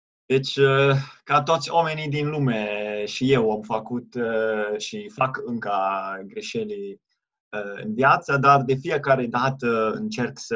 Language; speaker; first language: Romanian; non-native, fluent; Italian